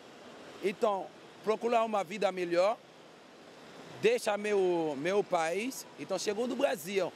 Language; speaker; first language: Portuguese; non-native, learner; Haitian Creole